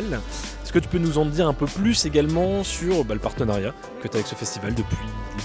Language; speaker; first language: French; native; French